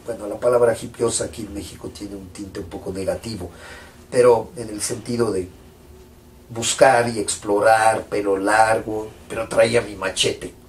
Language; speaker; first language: Spanish; non-native, fluent; French